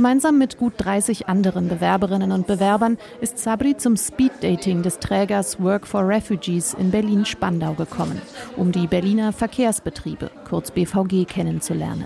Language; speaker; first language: German; native; German